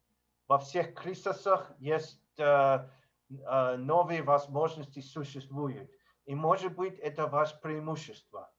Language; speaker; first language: Russian; non-native, learner; English